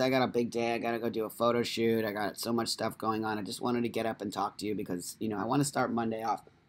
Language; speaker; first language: English; native; English